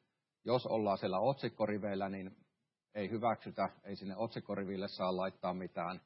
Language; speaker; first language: Finnish; native; Finnish